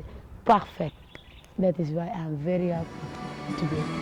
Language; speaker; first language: English; non-native, local second language; Wolof